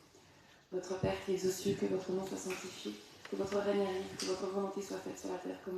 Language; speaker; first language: French; native; French